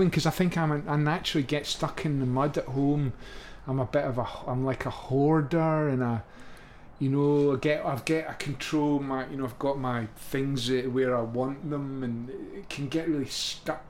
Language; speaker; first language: English; native; English